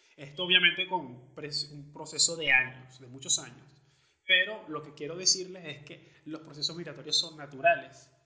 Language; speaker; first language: Spanish; native; Spanish